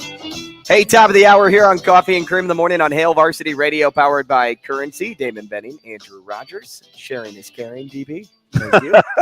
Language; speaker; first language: English; native; English